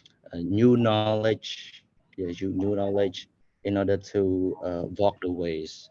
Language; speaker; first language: English; non-native, fluent; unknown